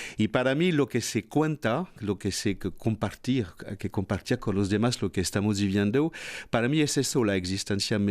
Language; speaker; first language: Spanish; non-native, fluent; French